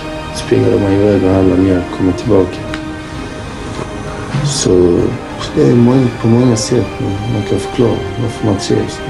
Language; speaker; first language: Swedish; early bilingual, other home language; Bosnian